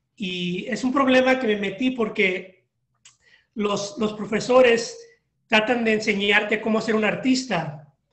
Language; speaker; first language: Spanish; early bilingual, heritage; Spanish